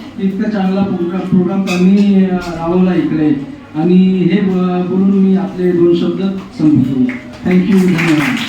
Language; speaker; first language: Marathi; non-native, local second language; Urdu